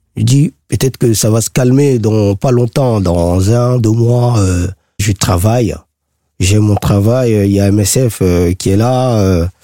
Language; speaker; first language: French; non-native, local second language; Sango